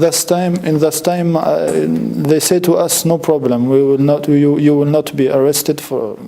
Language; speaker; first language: English; non-native, fluent; French